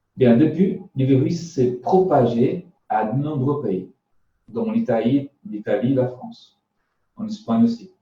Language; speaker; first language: French; non-native, fluent; Portuguese